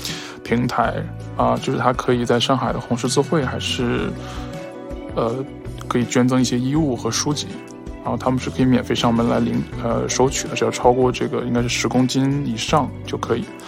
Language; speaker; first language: Chinese; native; Chinese